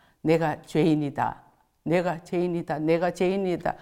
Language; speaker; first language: Korean; native; Korean